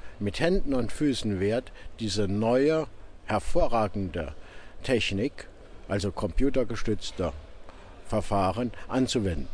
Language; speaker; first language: German; native; German